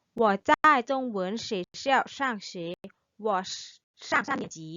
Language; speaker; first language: Chinese; non-native, learner; Thai